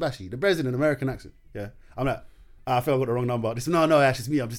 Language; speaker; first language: English; non-native, local second language; Arabic